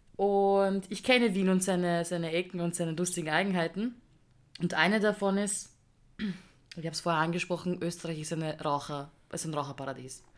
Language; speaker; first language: German; early bilingual, other home language; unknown